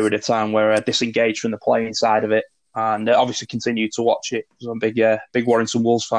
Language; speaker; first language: English; native; English